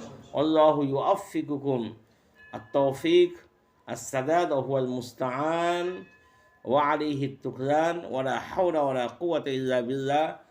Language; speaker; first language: Arabic; non-native, fluent; Bangla